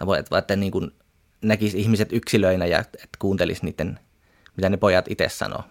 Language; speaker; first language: Finnish; native; Finnish